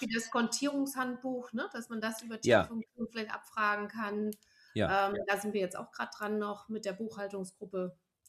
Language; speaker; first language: German; native; German